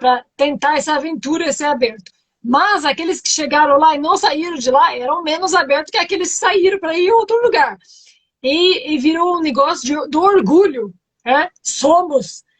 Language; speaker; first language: Portuguese; non-native, fluent; French